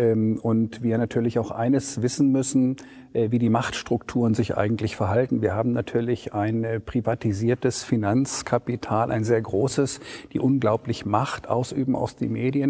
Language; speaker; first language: German; native; German